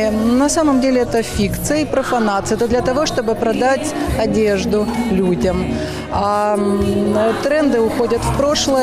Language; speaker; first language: Russian; native; Russian